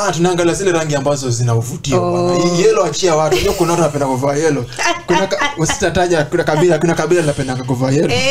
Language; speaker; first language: Swahili; non-native, local second language; Luo (Kenya and Tanzania)